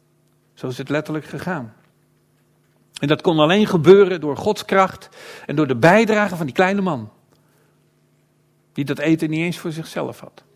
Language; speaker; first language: Dutch; native; Dutch